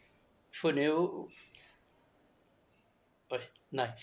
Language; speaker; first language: German; non-native, learner; Greek